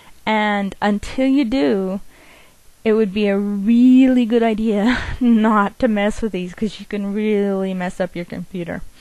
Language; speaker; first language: English; native; English